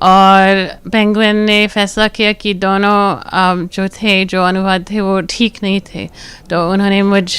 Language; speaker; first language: Hindi; non-native, fluent; English